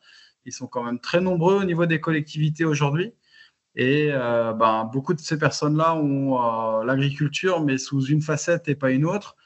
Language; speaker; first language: French; native; French